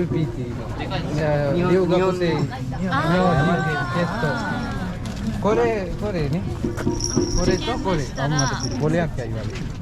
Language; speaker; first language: Japanese; non-native, learner; Sinhala